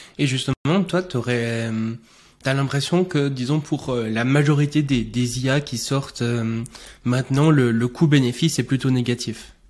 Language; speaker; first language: French; native; French